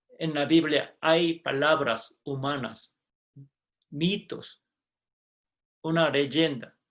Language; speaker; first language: Spanish; non-native, fluent; Korean